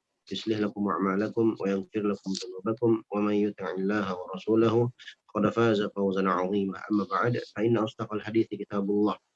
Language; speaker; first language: Arabic; non-native, fluent; Indonesian